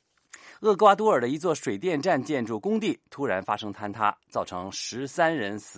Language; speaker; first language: Chinese; native; Chinese